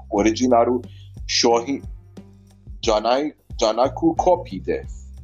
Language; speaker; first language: Japanese; non-native, learner; Persian